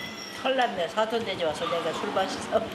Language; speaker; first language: Korean; native; Korean